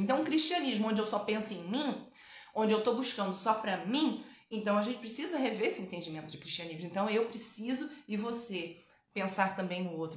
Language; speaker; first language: Portuguese; native; Portuguese